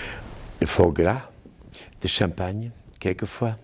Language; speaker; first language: French; non-native, fluent; German